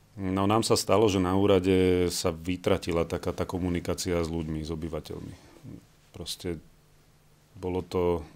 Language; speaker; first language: Slovak; native; Slovak